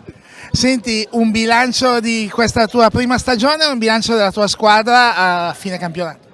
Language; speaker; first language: Italian; native; Italian